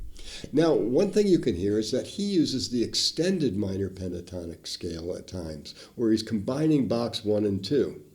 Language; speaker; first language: English; native; English